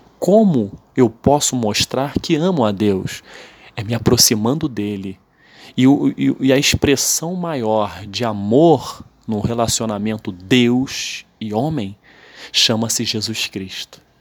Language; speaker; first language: Portuguese; native; Portuguese